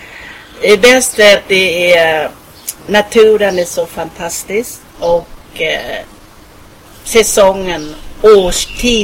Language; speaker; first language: Swedish; non-native, fluent; Thai